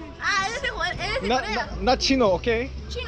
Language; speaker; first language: English; non-native, learner; Korean